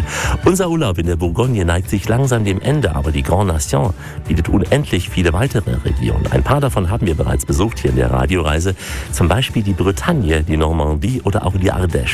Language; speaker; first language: German; native; German